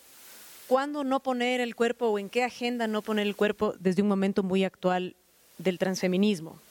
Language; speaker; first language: Spanish; native; Spanish